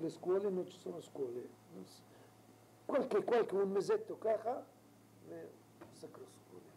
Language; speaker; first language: Italian; non-native, local second language; Arabic